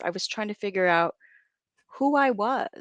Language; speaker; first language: English; native; English